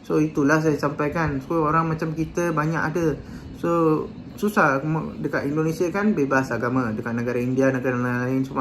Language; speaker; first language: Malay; non-native, local second language; Tamil